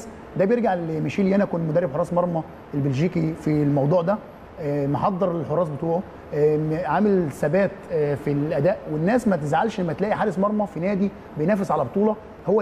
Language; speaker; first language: Arabic; native; Arabic